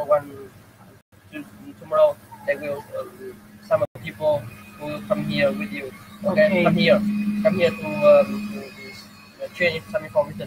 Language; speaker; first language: English; non-native, learner; Vietnamese